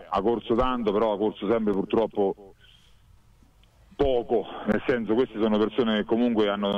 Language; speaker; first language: Italian; native; Italian